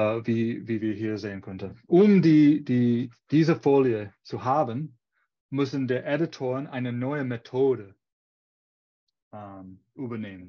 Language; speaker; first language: German; non-native, fluent; English